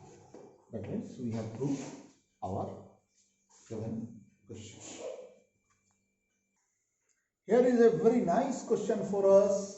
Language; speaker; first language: English; non-native, local second language; Hindi